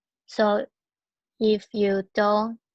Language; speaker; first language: English; non-native, learner; Chinese